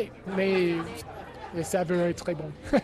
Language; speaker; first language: French; non-native, learner; English